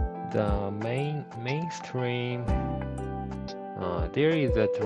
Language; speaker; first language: English; non-native, learner; Japanese